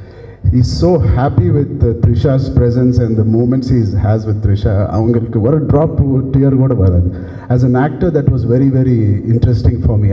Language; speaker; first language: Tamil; non-native, learner; Telugu